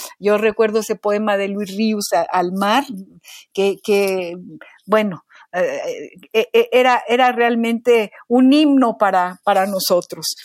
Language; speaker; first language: Spanish; native; Spanish